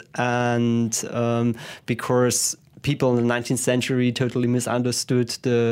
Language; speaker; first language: English; non-native, fluent; German